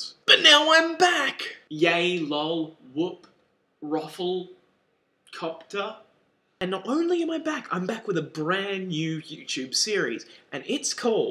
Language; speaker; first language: English; native; English